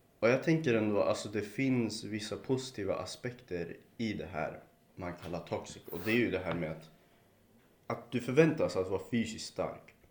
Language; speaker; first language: Swedish; early bilingual, other home language; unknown